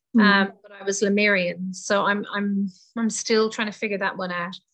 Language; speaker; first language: English; native; English